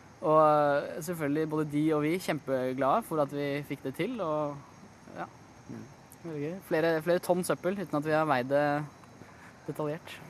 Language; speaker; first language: Norwegian; native; Norwegian